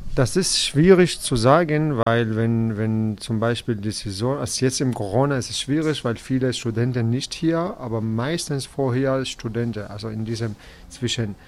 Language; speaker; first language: German; non-native, fluent; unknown